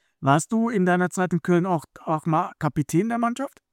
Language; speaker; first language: German; native; German